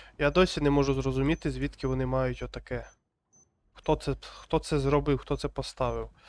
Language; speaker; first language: Ukrainian; non-native, local second language; Russian